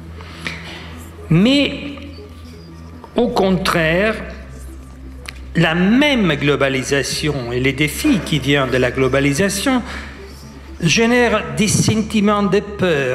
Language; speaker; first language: French; non-native, fluent; Italian